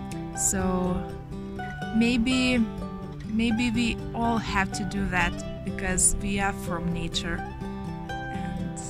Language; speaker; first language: English; non-native, learner; Lithuanian